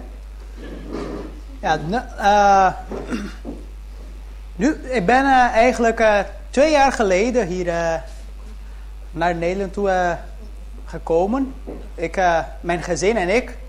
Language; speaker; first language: Dutch; early bilingual, heritage; Dutch